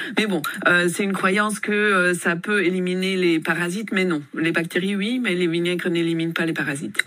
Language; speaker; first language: French; native; French